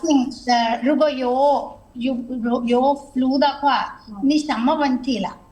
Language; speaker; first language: Chinese; non-native, learner; Telugu